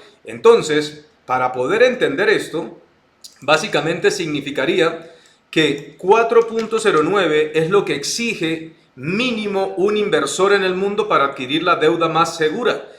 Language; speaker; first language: Spanish; native; Spanish